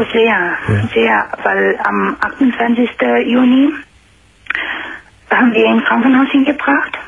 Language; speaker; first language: German; non-native, fluent; Romanian